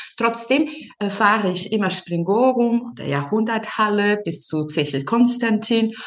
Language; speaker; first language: German; non-native, fluent; Serbian